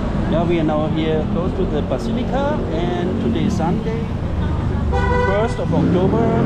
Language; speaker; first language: English; non-native, fluent; German